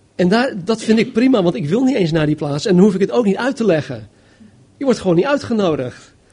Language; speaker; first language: Dutch; non-native, fluent; English